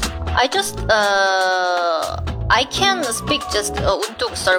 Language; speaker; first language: English; non-native, learner; Korean